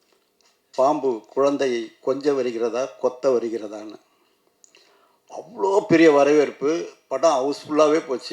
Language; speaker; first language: Tamil; native; Tamil